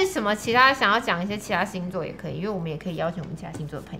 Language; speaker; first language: Chinese; native; Chinese